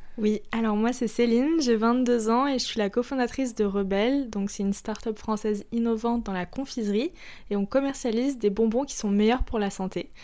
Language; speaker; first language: French; early bilingual, other home language; Arabic